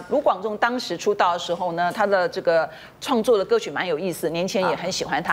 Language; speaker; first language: Chinese; native; Chinese